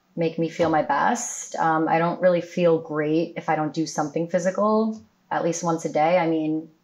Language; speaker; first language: English; native; English